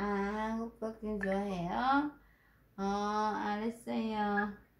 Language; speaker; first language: Korean; non-native, fluent; Vietnamese